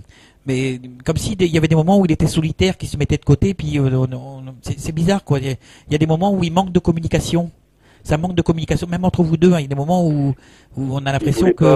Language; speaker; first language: French; native; French